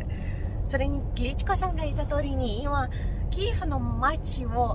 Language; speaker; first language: Japanese; non-native, fluent; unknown